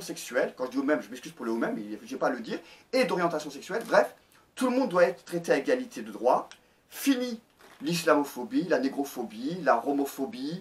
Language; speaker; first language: French; native; French